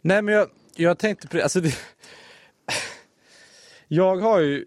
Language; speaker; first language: Swedish; native; Swedish